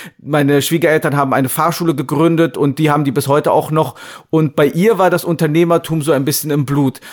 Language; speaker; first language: German; native; German